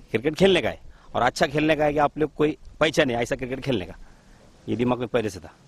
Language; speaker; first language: Hindi; non-native, local second language; Marathi